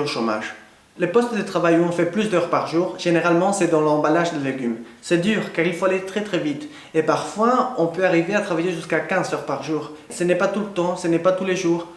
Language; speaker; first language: French; non-native, fluent; Spanish